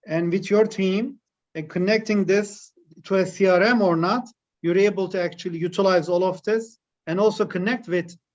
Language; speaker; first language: English; non-native, fluent; Turkish